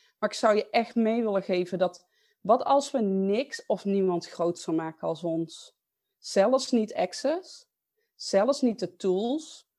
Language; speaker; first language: Dutch; native; Dutch